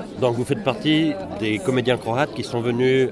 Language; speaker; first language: French; native; French